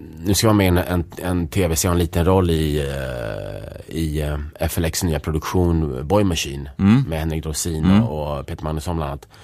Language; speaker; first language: Swedish; early bilingual, other home language; Czech